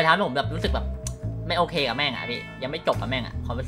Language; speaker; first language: Thai; native; Thai